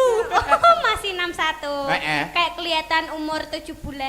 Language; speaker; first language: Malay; non-native, local second language; Javanese